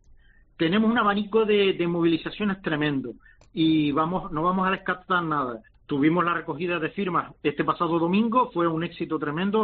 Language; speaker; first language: Spanish; native; Spanish